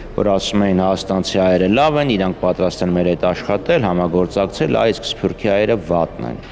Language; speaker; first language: Armenian; native; Armenian